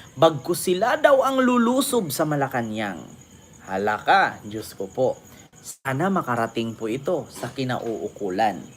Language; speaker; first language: Filipino; native; Filipino